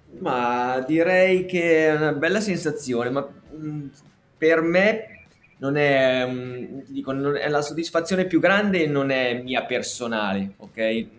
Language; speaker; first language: Italian; native; Italian